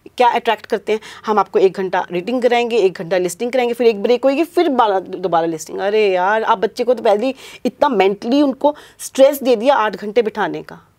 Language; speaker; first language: Hindi; non-native, local second language; Punjabi